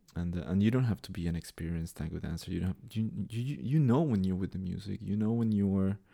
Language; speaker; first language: English; non-native, fluent; Spanish